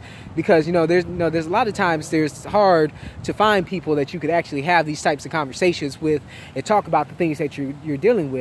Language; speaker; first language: English; native; English